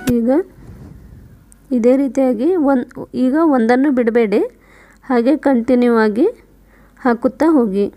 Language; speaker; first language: Kannada; native; Kannada